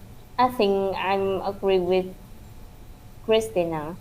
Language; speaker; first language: English; non-native, learner; Vietnamese